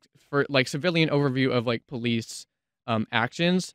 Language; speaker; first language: English; native; English